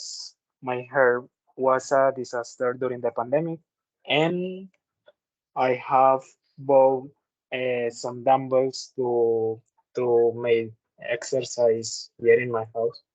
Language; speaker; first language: English; non-native, learner; Spanish